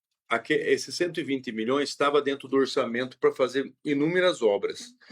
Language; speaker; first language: Portuguese; native; Portuguese